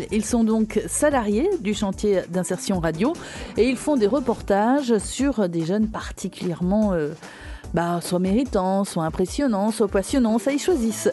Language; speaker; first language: French; native; French